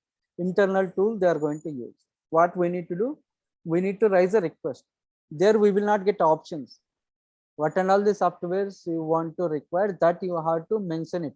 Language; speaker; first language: English; non-native, local second language; Telugu